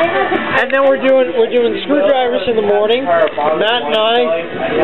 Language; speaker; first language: English; native; English